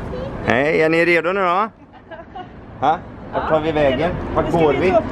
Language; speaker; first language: Swedish; native; Swedish